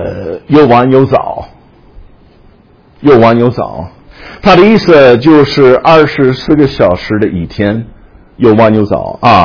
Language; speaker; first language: Chinese; non-native, fluent; English